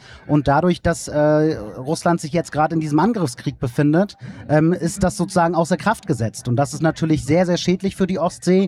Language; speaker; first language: German; native; German